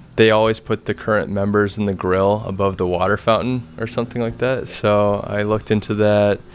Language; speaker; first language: English; native; English